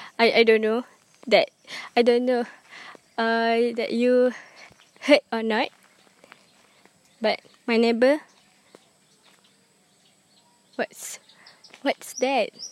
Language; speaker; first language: English; non-native, learner; Malay